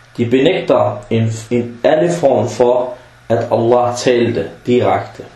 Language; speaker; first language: Danish; early bilingual, other home language; Arabic